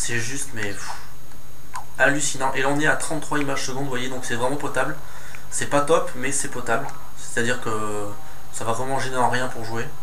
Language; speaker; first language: French; native; French